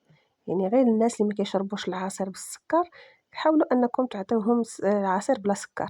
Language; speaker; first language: Arabic; native; Arabic